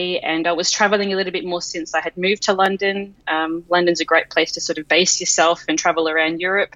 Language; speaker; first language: English; native; English